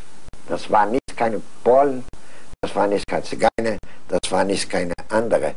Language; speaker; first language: German; non-native, fluent; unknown